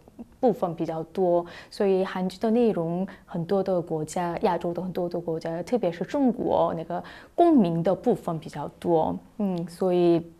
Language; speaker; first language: Chinese; non-native, fluent; Korean